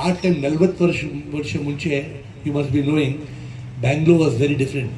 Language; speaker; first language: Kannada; non-native, local second language; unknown